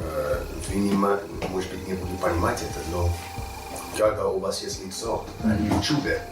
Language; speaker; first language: Russian; non-native, learner; English